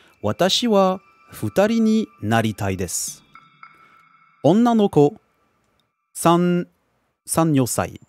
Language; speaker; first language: Japanese; non-native, learner; French